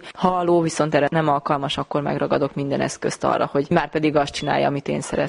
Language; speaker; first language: Hungarian; native; Hungarian